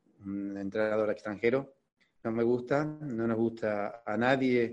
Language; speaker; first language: Spanish; native; Spanish